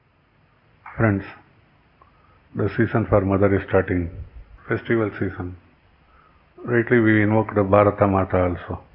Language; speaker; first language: English; non-native, local second language; Kannada